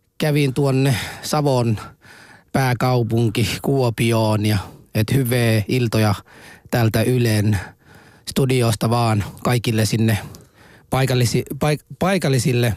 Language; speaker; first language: Finnish; non-native, fluent; Somali